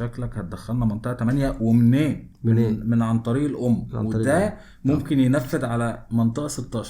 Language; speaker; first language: Arabic; native; Arabic